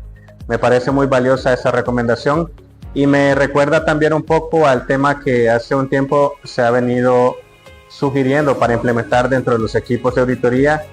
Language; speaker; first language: Spanish; native; Spanish